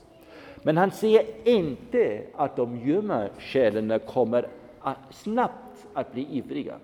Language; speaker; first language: Swedish; non-native, fluent; German